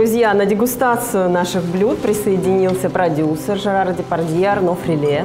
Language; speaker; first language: Russian; native; Russian